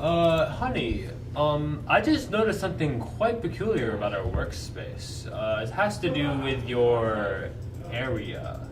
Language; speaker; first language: English; native; English